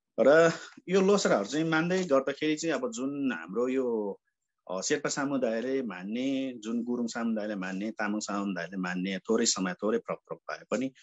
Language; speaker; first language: Nepali; non-native, local second language; Sherpa